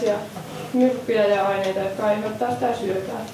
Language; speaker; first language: Finnish; native; Finnish